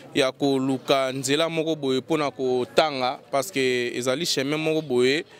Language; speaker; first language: French; non-native, local second language; Lingala